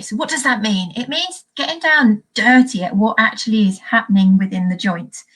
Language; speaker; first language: English; native; English